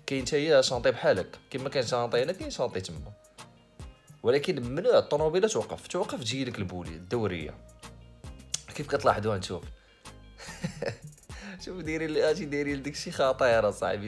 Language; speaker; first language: Arabic; native; Arabic